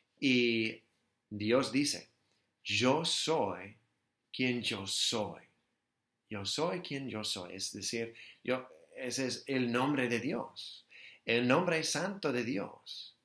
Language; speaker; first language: Spanish; non-native, fluent; English